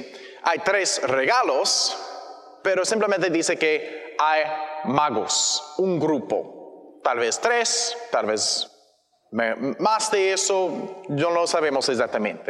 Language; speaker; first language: Spanish; non-native, learner; English